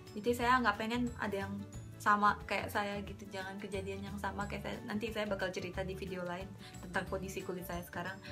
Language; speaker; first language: Indonesian; native; Indonesian